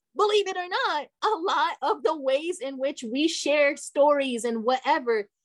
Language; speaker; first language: English; early bilingual, other home language; Portuguese